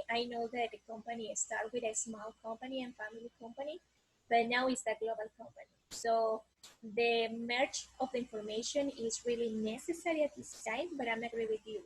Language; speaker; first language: English; non-native, learner; Spanish